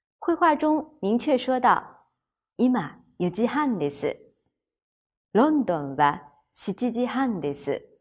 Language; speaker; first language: Japanese; non-native, fluent; Chinese